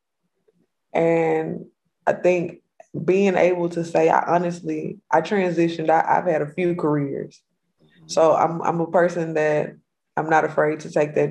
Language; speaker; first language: English; native; English